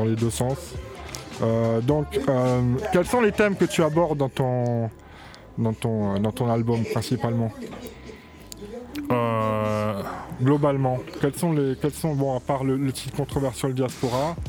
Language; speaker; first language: French; native; French